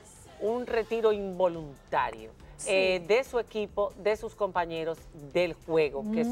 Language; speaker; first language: Spanish; native; Spanish